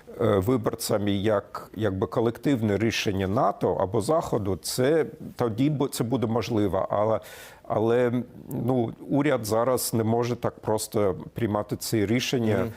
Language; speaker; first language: Ukrainian; non-native, fluent; German